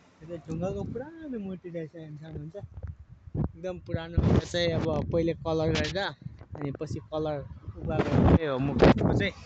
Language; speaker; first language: Nepali; non-native, local second language; Eastern Tamang